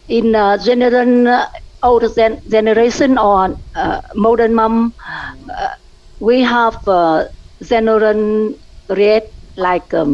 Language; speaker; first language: English; non-native, learner; Vietnamese